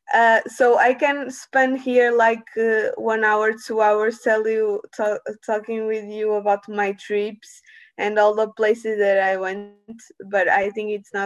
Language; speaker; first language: English; non-native, learner; Portuguese